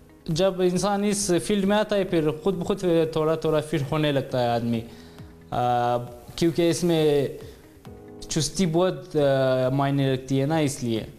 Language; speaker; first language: Hindi; non-native, local second language; Hazaragi